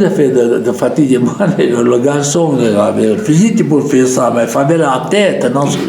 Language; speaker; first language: French; non-native, local second language; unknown